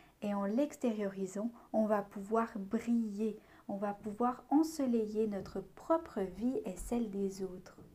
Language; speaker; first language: French; native; French